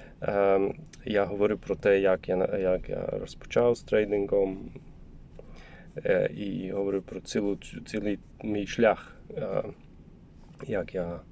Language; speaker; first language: Ukrainian; non-native, learner; Polish